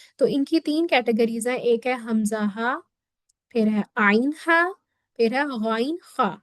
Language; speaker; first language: Urdu; native; Urdu